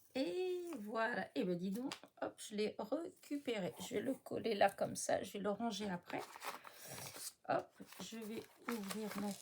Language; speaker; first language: French; native; French